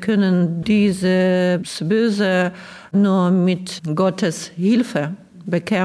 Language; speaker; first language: German; non-native, fluent; Ukrainian